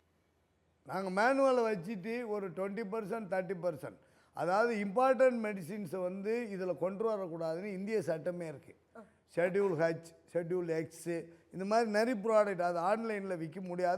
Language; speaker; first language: Tamil; native; Tamil